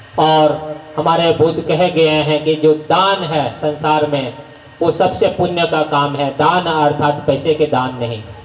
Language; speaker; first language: Hindi; non-native, local second language; Marathi